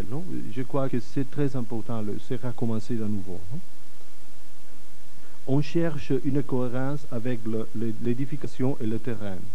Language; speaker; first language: French; non-native, fluent; Catalan